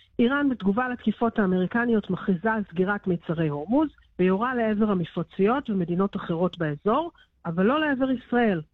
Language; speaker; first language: Hebrew; native; Hebrew